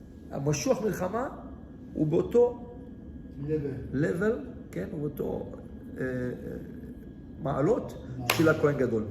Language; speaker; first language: Hebrew; non-native, fluent; French